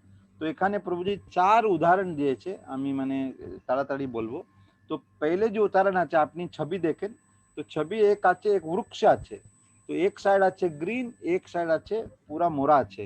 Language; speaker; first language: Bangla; non-native, learner; Hindi